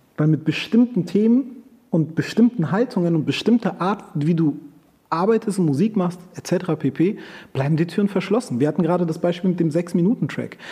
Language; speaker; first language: German; early bilingual, other home language; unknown